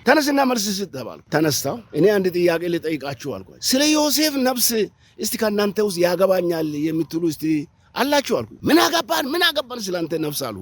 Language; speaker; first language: Amharic; non-native, local second language; Oromo